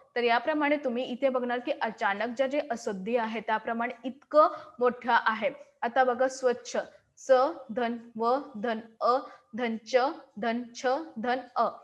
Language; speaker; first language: Marathi; non-native, local second language; Hindi